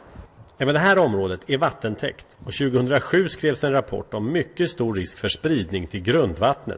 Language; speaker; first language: Swedish; native; Swedish